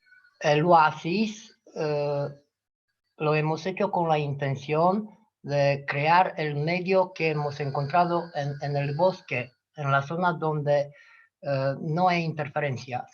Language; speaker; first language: Spanish; non-native, fluent; Romanian